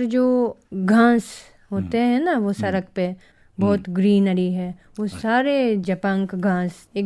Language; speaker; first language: Hindi; non-native, fluent; Japanese